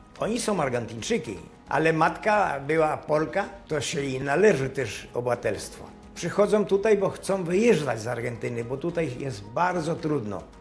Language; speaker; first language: Polish; early bilingual, heritage; Polish